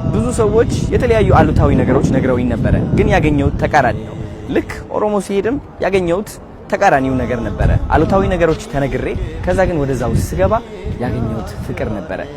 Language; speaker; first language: Amharic; non-native, local second language; Tigrinya